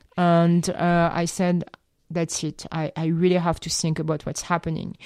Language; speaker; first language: English; non-native, fluent; French